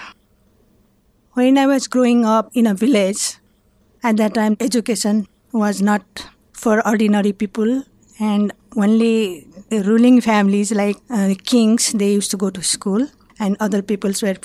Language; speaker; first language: English; non-native, fluent; Nepali